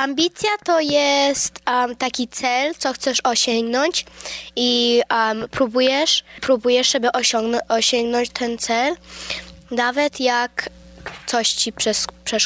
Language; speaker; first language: Polish; early bilingual, heritage; Polish